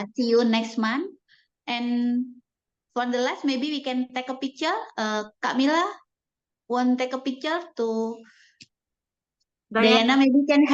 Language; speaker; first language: English; non-native, learner; Indonesian